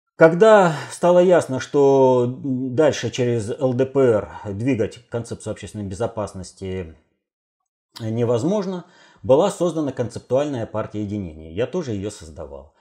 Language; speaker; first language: Russian; native; Russian